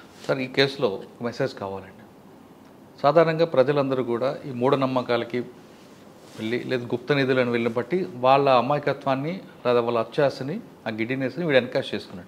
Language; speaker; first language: Telugu; native; Telugu